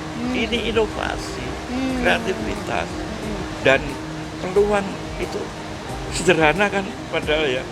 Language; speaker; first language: Indonesian; native; Indonesian